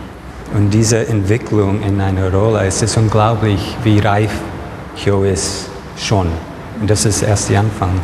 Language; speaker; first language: German; non-native, fluent; English